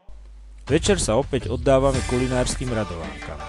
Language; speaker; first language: Slovak; native; Slovak